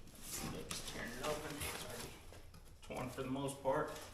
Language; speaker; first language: English; native; English